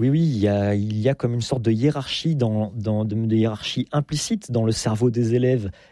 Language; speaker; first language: French; native; French